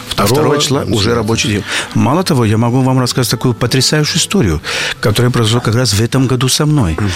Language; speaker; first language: Russian; non-native, fluent; Portuguese